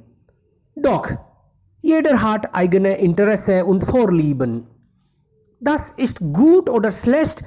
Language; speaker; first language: German; non-native, fluent; Hindi